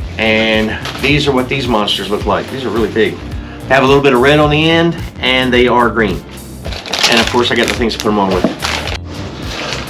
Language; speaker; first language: English; native; English